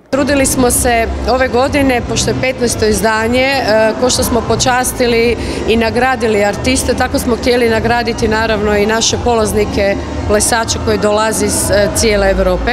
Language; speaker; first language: Croatian; native; Croatian